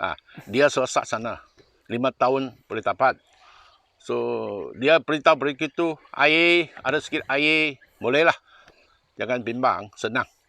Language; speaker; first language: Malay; non-native, local second language; Chinese